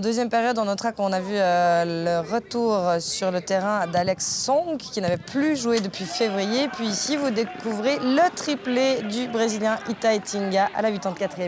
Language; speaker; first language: French; native; French